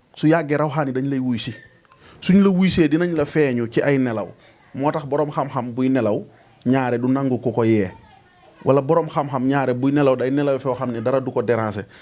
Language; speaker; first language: Wolof; non-native, local second language; Serer